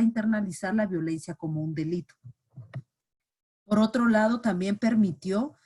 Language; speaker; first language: Spanish; native; Spanish